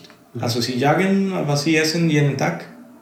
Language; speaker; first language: German; non-native, fluent; Spanish